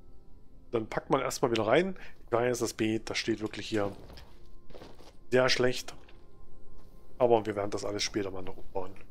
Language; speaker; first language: German; native; German